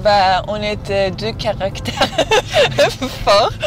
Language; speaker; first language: French; non-native, learner; Serbian